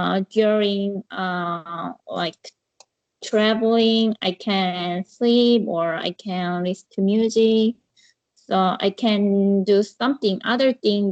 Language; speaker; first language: English; non-native, learner; Korean